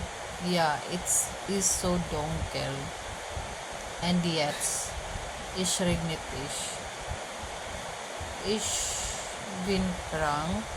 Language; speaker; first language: German; non-native, learner; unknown